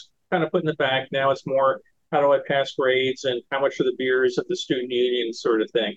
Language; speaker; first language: English; native; English